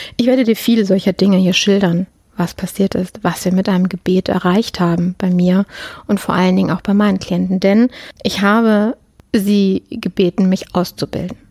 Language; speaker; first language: German; early bilingual, other home language; Polish